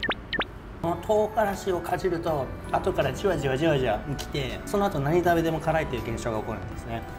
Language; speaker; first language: Japanese; native; Japanese